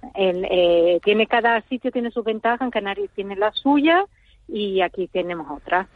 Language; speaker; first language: Spanish; native; Spanish